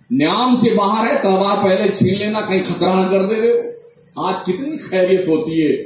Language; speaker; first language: Urdu; native; Urdu